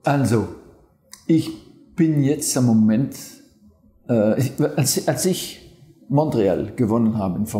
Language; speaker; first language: German; non-native, fluent; French